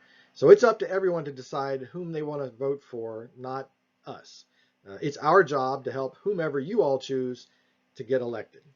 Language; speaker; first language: English; native; English